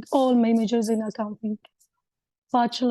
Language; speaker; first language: English; non-native, learner; Arabic